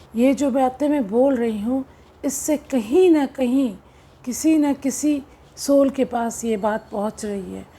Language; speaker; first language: Hindi; non-native, local second language; Bangla